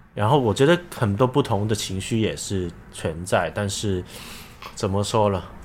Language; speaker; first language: Chinese; non-native, local second language; Cantonese